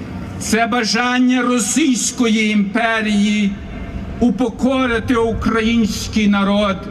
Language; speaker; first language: Ukrainian; early bilingual, heritage; Ukrainian